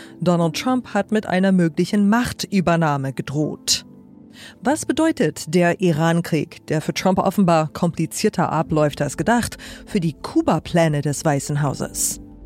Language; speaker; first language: German; native; German